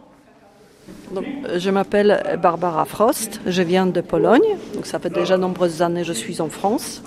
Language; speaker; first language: French; non-native, fluent; Polish